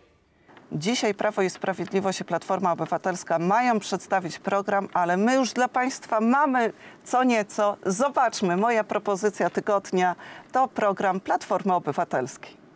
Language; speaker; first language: Polish; native; Polish